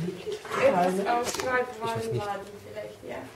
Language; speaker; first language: German; non-native, learner; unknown